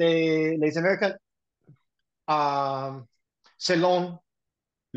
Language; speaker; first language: French; non-native, learner; English